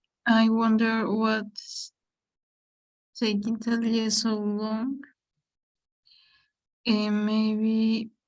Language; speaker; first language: English; non-native, learner; Spanish